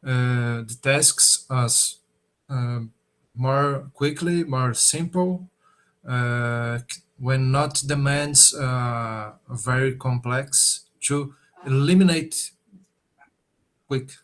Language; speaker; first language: English; non-native, learner; Portuguese